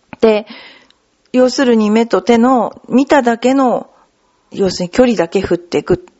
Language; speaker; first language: Japanese; native; Japanese